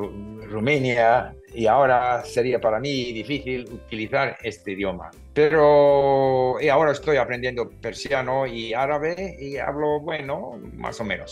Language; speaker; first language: Spanish; non-native, fluent; English